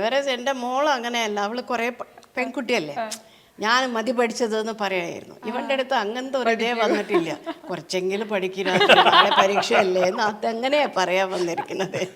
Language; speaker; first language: Malayalam; non-native, local second language; Tulu